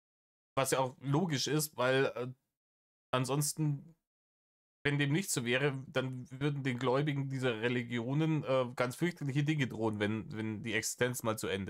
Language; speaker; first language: German; native; German